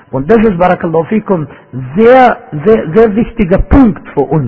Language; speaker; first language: German; non-native, fluent; Arabic